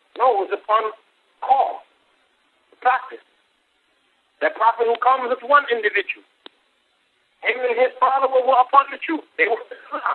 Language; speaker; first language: English; native; English